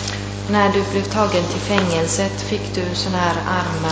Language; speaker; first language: Swedish; non-native, fluent; Italian